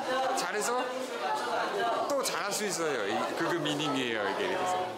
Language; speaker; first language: Korean; non-native, learner; French